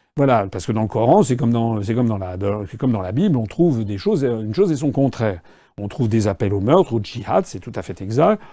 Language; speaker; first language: French; native; French